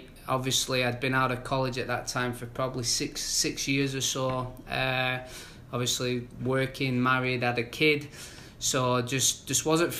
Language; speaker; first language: English; native; English